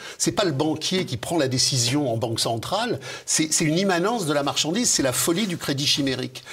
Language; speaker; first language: French; native; French